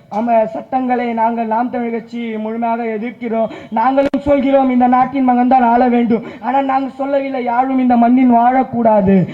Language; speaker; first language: Tamil; non-native, local second language; Urdu